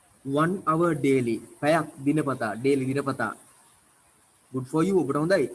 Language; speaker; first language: English; non-native, local second language; Sinhala